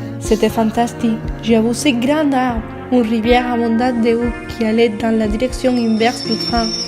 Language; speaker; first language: French; non-native, learner; Spanish